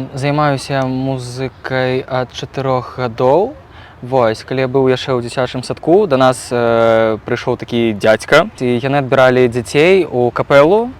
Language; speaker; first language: Belarusian; non-native, local second language; Russian